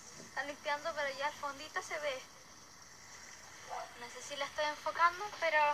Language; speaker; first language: Spanish; native; Spanish